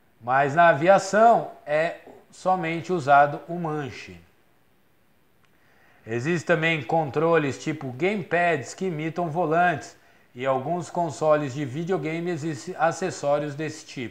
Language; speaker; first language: Portuguese; native; Portuguese